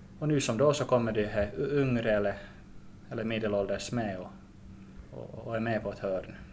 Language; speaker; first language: Swedish; native; Swedish